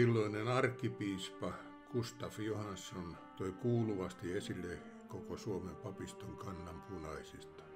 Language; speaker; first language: Finnish; native; Finnish